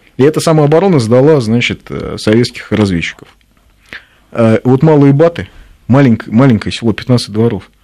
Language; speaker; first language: Russian; native; Russian